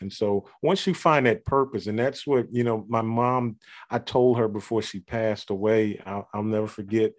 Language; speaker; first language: English; native; English